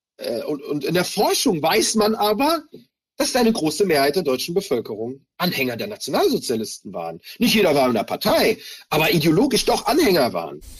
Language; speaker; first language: German; early bilingual, other home language; Hebrew